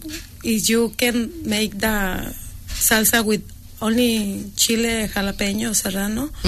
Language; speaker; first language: English; non-native, learner; Spanish